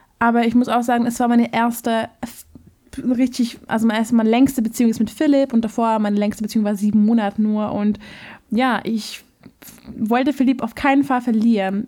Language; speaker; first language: German; non-native, fluent; Hungarian